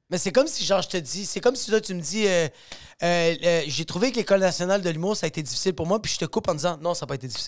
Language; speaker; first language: French; native; French